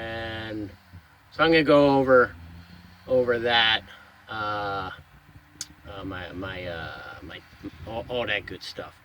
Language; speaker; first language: English; native; English